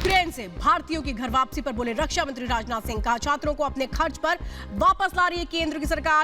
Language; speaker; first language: Hindi; native; Hindi